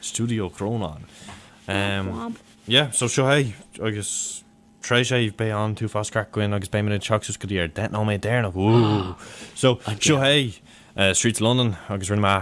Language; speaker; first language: Irish; non-native, local second language; English